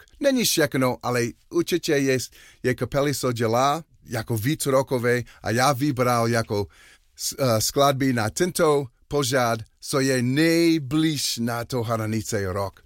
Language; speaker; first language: Czech; non-native, learner; English